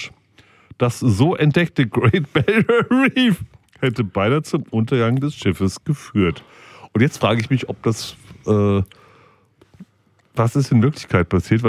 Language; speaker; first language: German; native; German